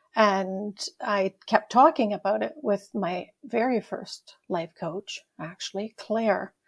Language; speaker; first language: English; native; English